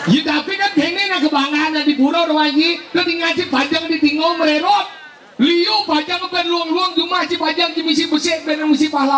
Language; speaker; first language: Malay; non-native, local second language; Balinese